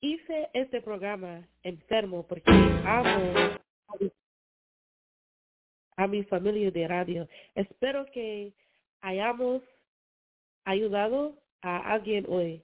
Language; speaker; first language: Spanish; non-native, learner; English